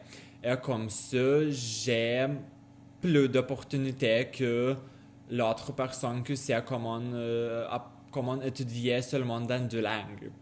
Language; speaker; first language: French; non-native, learner; Lithuanian